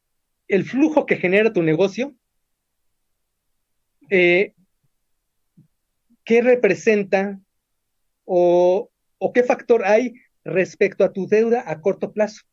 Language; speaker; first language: Spanish; native; Spanish